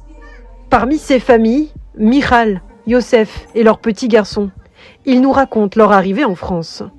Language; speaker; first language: French; native; French